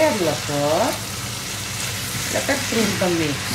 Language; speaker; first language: Dutch; non-native, local second language; Caribbean Hindustani